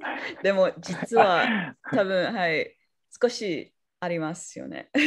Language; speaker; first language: Japanese; non-native, learner; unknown